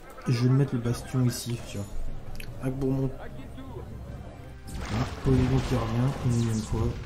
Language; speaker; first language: French; native; French